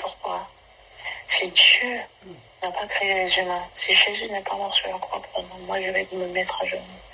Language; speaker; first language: French; non-native, local second language; Basaa